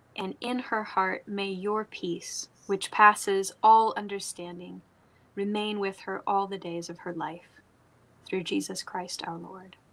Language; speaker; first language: English; native; English